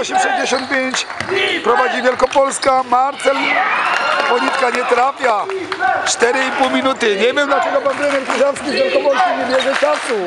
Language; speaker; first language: Polish; native; Polish